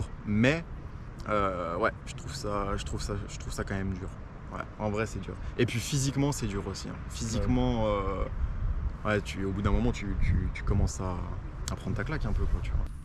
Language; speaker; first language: French; native; French